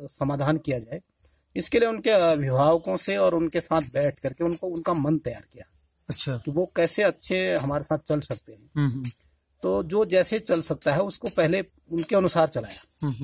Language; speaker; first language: Hindi; native; Hindi